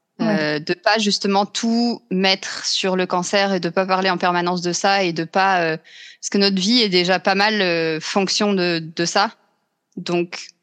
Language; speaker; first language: French; native; French